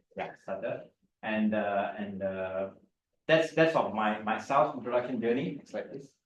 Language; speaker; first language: English; non-native, local second language; Tamil